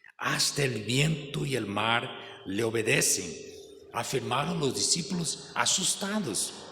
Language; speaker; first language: Spanish; non-native, fluent; Portuguese